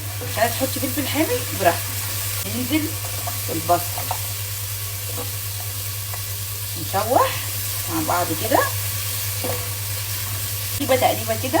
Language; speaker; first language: Arabic; native; Arabic